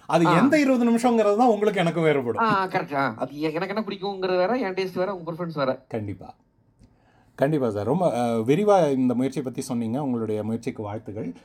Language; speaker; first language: Tamil; native; Tamil